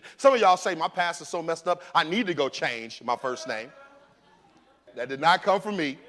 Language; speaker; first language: English; native; English